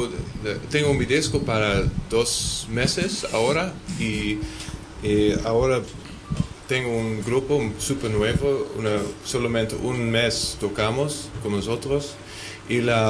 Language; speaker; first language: Spanish; non-native, learner; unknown